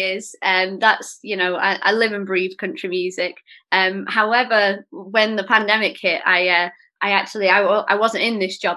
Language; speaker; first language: English; native; English